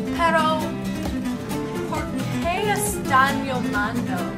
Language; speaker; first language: Spanish; non-native, learner; English